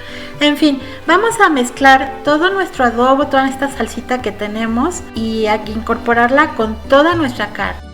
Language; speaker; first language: Spanish; native; Spanish